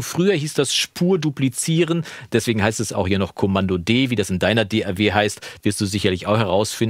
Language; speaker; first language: German; native; German